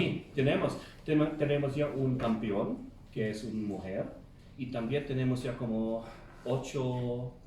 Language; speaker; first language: Spanish; early bilingual, heritage; Filipino